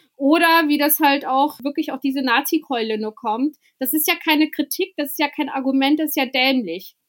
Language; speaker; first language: German; early bilingual, other home language; Albanian